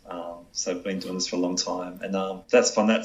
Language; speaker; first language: English; native; English